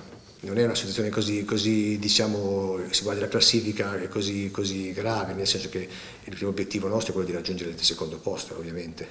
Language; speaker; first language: Italian; native; Italian